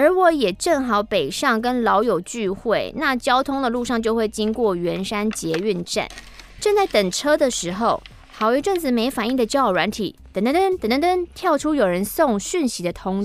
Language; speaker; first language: Chinese; native; Chinese